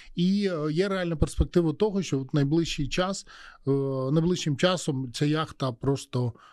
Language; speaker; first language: Ukrainian; native; Ukrainian